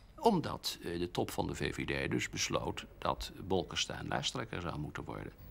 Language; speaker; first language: Dutch; native; Dutch